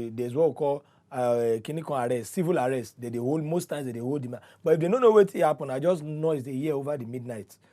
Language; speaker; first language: Nigerian Pidgin; native; Nigerian Pidgin